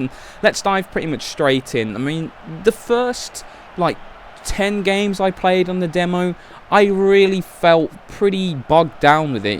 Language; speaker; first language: English; native; English